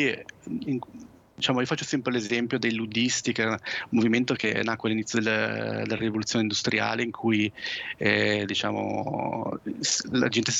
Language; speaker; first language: Italian; native; Italian